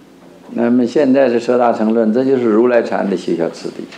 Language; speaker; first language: Chinese; native; Chinese